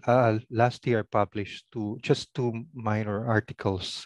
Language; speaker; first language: English; non-native, local second language; Pangasinan